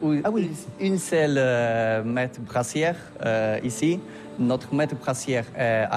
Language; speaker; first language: French; non-native, learner; Polish